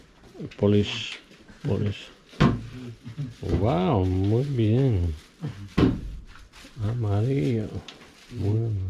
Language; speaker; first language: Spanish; non-native, learner; Polish